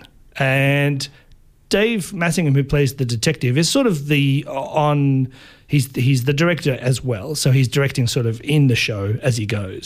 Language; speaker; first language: English; native; English